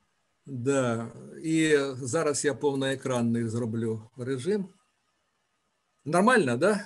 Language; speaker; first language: Ukrainian; native; Ukrainian